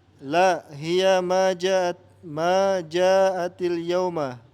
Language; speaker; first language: Arabic; non-native, learner; Indonesian